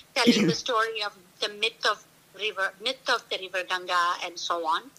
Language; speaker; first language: English; non-native, local second language; Tamil